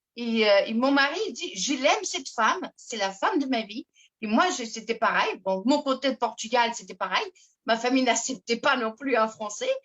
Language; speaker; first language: French; non-native, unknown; Portuguese